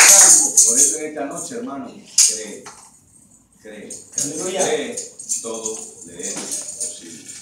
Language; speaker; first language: Spanish; native; Spanish